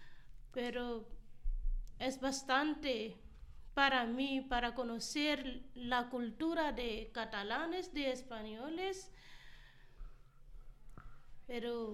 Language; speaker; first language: Spanish; non-native, learner; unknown